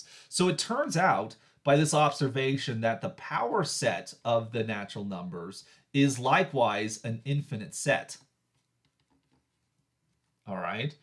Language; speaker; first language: English; native; English